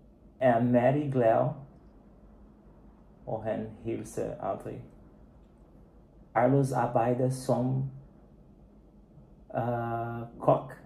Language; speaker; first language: Danish; non-native, learner; Portuguese